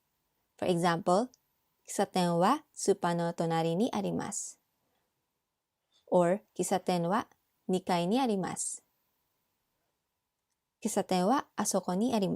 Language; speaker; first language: Japanese; non-native, learner; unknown